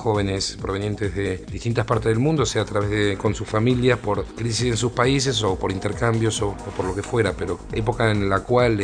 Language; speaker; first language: Spanish; native; Spanish